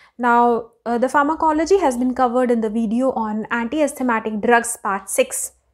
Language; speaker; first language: English; non-native, local second language; Hindi